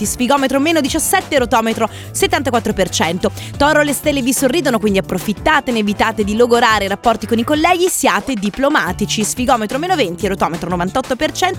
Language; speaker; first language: Italian; native; Italian